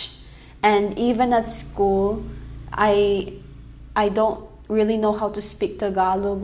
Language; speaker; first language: English; native; English